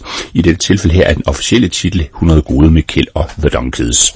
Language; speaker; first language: Danish; native; Danish